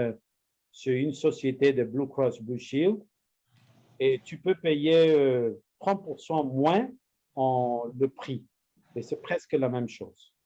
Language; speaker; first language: French; non-native, learner; Spanish